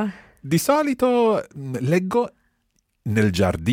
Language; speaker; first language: Italian; non-native, fluent; English